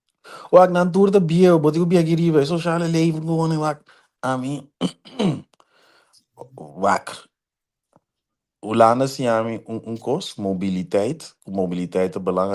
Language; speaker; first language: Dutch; non-native, local second language; Papiamento